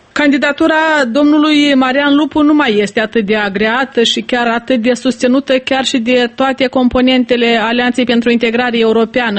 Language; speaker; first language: Romanian; native; Romanian